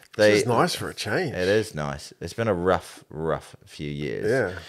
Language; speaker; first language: English; native; English